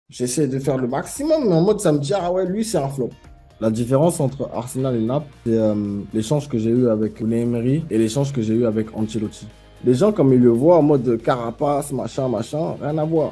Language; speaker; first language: French; native; French